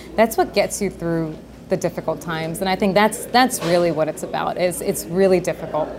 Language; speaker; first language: English; native; English